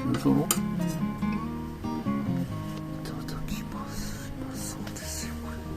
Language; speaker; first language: Japanese; native; Japanese